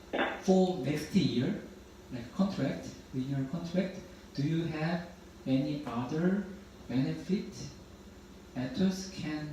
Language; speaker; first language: English; non-native, learner; Korean